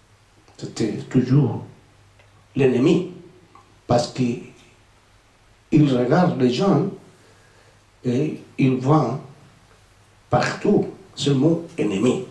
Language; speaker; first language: French; non-native, fluent; Spanish